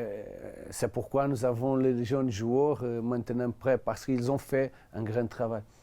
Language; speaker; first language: French; non-native, learner; Portuguese